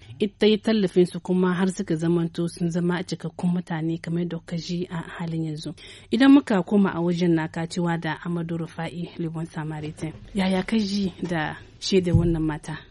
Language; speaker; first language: Hausa; native; Hausa